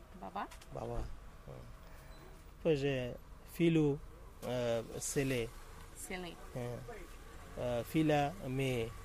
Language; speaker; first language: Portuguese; non-native, learner; Bangla